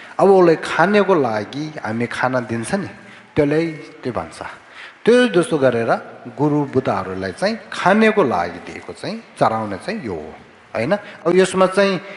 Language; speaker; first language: Nepali; non-native, fluent; Tibetan